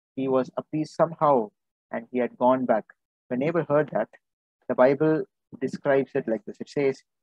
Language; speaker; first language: English; non-native, local second language; Tamil